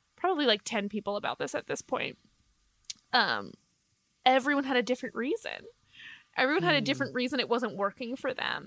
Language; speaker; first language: English; native; English